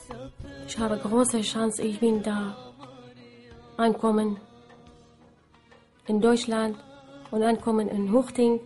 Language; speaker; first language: German; non-native, learner; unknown